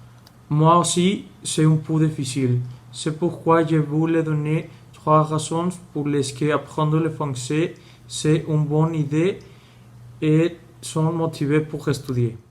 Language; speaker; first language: French; non-native, learner; Spanish